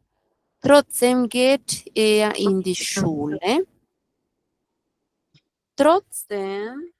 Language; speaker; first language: German; non-native, fluent; Spanish